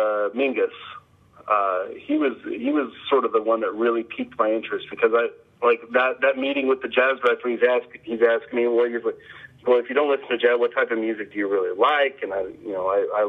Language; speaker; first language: English; native; English